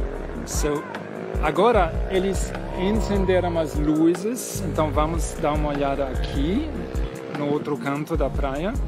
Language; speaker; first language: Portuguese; non-native, fluent; German